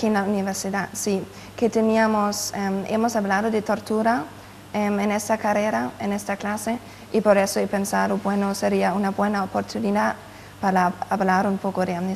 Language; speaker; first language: Spanish; non-native, fluent; German